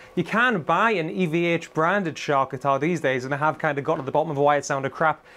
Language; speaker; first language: English; native; English